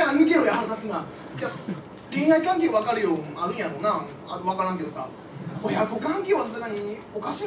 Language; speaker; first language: Japanese; native; Japanese